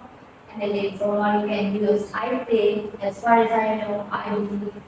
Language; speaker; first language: English; non-native, fluent; Indonesian